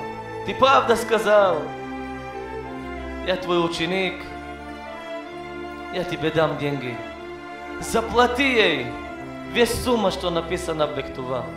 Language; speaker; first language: Russian; non-native, learner; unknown